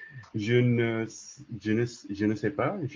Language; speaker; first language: French; non-native, learner; English